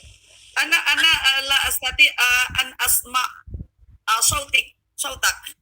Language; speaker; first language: Arabic; non-native, learner; Indonesian